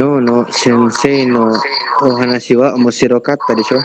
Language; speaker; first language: Japanese; non-native, learner; Indonesian